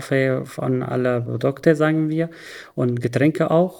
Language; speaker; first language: German; non-native, learner; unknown